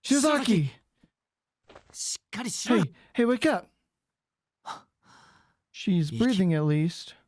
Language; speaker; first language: English; native; English